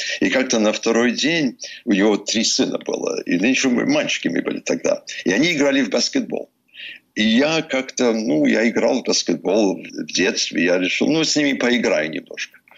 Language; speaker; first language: Russian; early bilingual, heritage; Russian